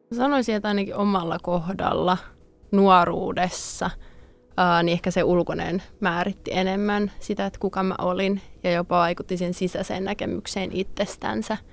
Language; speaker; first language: Finnish; native; Finnish